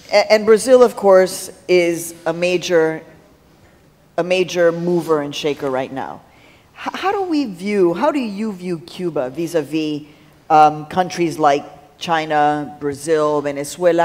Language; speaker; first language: English; early bilingual, other home language; Spanish